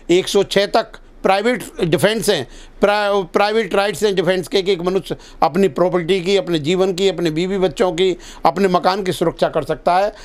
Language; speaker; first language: Hindi; native; Hindi